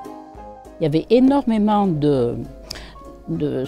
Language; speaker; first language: French; native; French